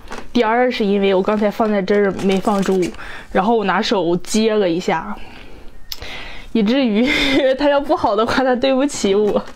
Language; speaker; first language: Chinese; native; Chinese